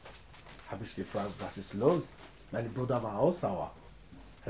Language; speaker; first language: German; non-native, learner; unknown